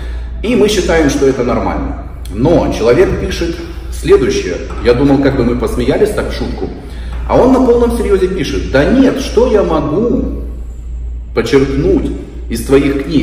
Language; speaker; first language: Russian; native; Russian